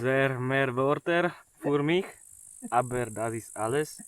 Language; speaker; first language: German; non-native, learner; Slovak